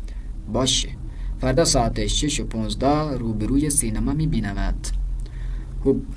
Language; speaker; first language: Persian; non-native, fluent; Urdu